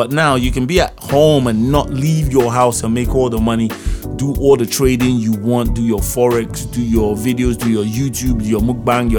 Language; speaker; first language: English; non-native, local second language; Yoruba